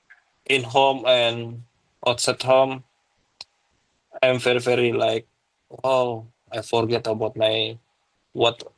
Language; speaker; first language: English; non-native, learner; Indonesian